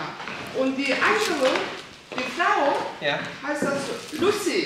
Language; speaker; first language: German; non-native, learner; Korean